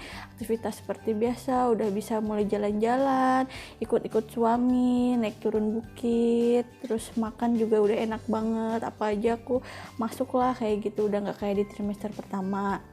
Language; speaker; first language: Indonesian; native; Indonesian